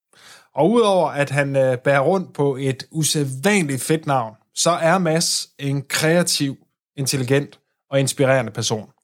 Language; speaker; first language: Danish; native; Danish